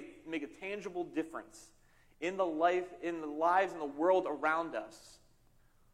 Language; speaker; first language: English; native; English